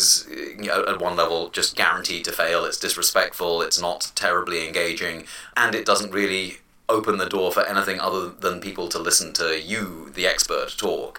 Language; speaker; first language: English; native; English